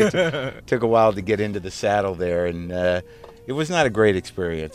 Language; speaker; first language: English; native; English